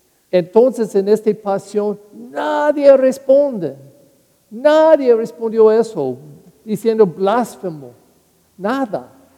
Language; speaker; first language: Spanish; non-native, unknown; English